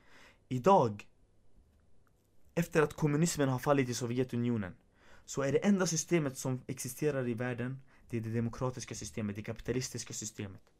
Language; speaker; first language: Swedish; early bilingual, other home language; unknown